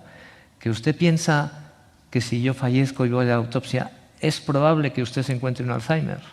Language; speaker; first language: Spanish; native; Spanish